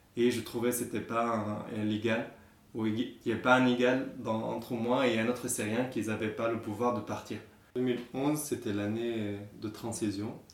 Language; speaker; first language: French; non-native, fluent; Arabic